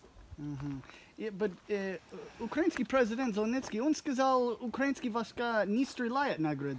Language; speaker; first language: Russian; non-native, learner; English